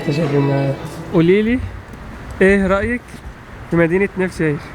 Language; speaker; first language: Arabic; native; Arabic